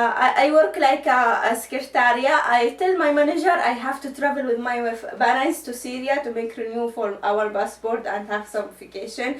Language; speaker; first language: English; non-native, learner; Arabic